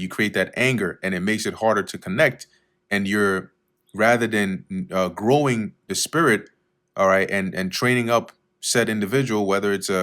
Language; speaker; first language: English; native; English